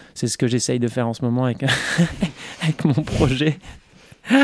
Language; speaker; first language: French; native; French